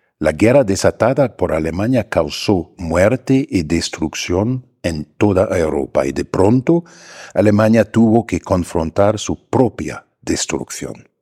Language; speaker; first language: Spanish; non-native, fluent; German